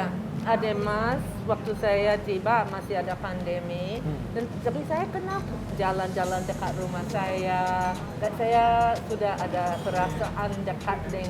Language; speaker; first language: Indonesian; non-native, fluent; English